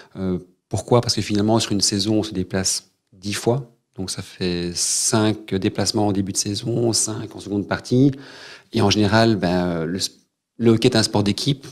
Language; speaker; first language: French; native; French